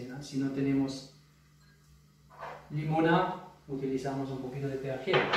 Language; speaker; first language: Spanish; non-native, fluent; German